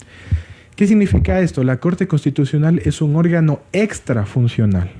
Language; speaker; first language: Spanish; native; Spanish